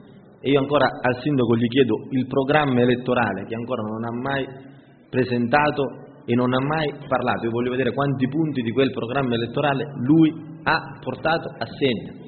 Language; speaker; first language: Italian; native; Italian